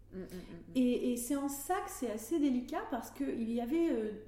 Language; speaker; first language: French; native; French